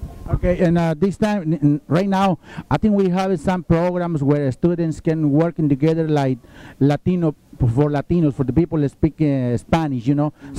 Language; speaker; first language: English; non-native, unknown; Spanish